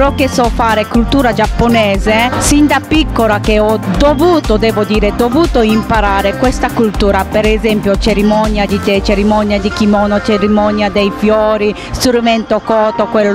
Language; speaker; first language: Italian; non-native, learner; Japanese